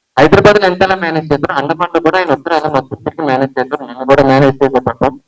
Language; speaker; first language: Telugu; early bilingual, heritage; Telugu